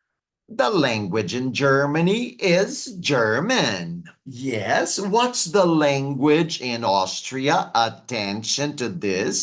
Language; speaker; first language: English; non-native, fluent; Portuguese